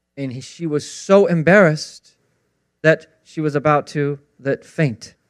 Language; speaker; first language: English; native; English